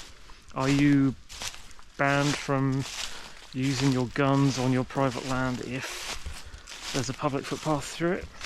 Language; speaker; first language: English; native; English